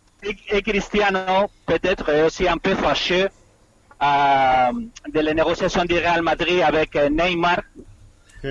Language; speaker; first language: French; non-native, fluent; Spanish